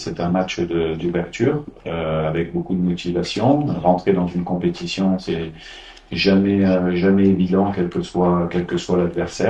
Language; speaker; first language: French; non-native, fluent; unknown